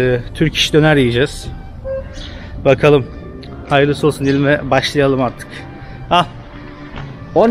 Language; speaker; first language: Turkish; native; Turkish